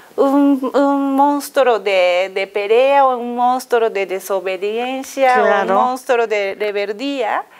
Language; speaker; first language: Spanish; non-native, fluent; Japanese